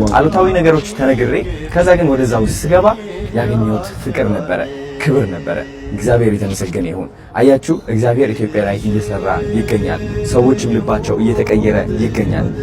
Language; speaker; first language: Amharic; non-native, local second language; Tigrinya